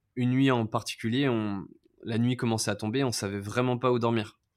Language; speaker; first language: French; native; French